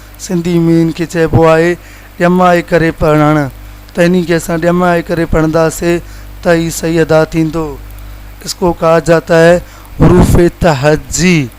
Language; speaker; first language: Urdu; non-native, local second language; Sindhi